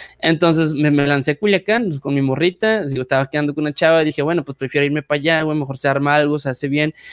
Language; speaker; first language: Spanish; native; Spanish